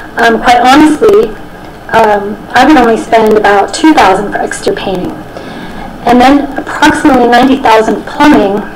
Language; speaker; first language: English; native; English